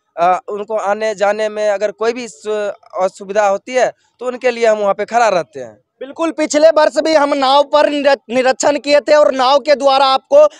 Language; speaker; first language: Hindi; native; Hindi